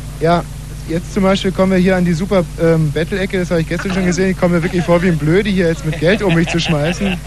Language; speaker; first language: German; native; German